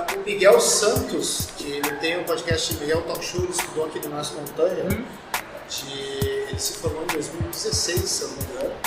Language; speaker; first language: Portuguese; native; Portuguese